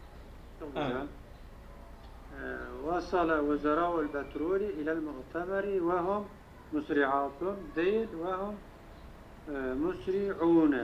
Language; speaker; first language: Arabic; non-native, learner; Turkish